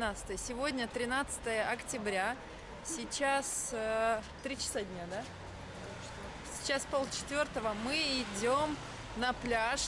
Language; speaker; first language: Russian; native; Russian